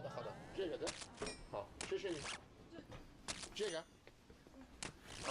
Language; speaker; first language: Chinese; non-native, learner; English